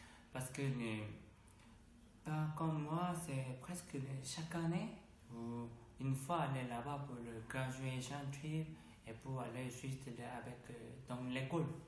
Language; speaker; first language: French; non-native, learner; Korean